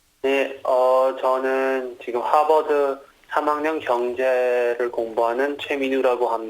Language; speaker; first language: Korean; early bilingual, heritage; Korean